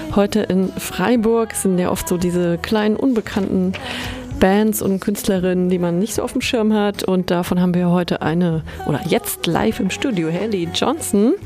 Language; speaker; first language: German; native; German